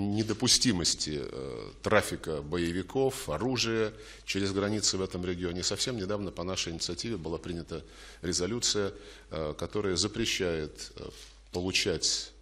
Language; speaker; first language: Russian; native; Russian